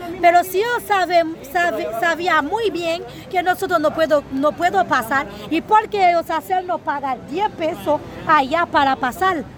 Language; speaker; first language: Spanish; non-native, learner; Haitian Creole